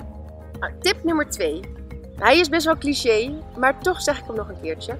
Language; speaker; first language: Dutch; native; Dutch